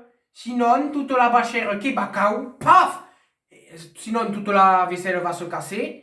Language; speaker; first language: French; native; French